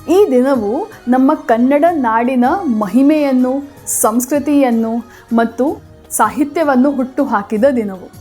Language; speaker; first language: Kannada; non-native, local second language; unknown